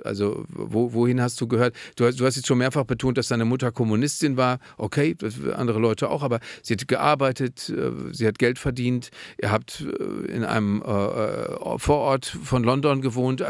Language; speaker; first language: German; native; German